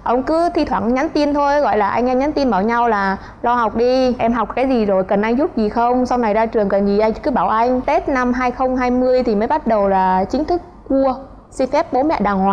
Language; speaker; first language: Vietnamese; native; Vietnamese